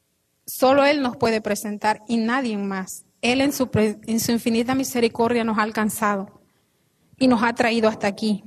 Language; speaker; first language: Spanish; native; Spanish